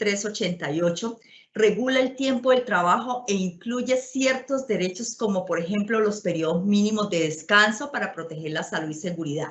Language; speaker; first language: Spanish; native; Spanish